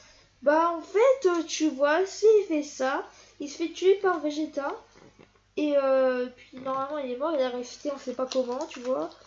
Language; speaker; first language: French; native; French